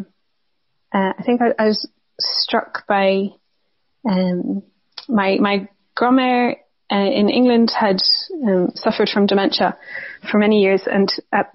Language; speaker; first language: English; native; English